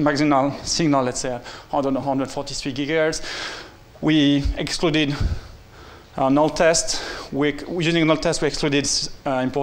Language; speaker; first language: English; non-native, fluent; French